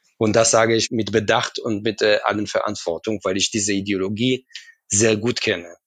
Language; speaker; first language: German; non-native, fluent; Hebrew